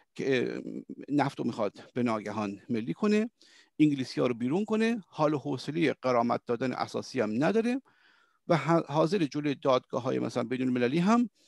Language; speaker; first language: Persian; early bilingual, heritage; Persian